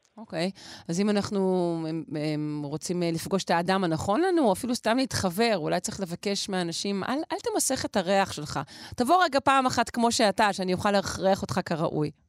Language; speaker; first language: Hebrew; native; Hebrew